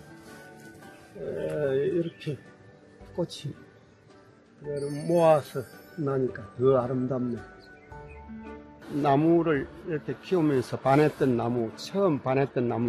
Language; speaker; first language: Korean; native; Korean